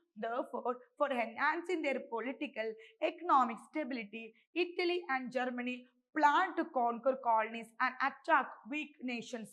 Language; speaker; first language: English; non-native, local second language; Malayalam